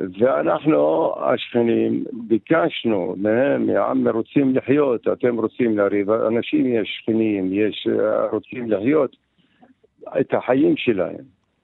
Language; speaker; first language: Hebrew; non-native, local second language; Arabic